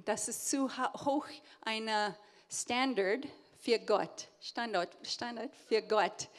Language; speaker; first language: German; early bilingual, heritage; English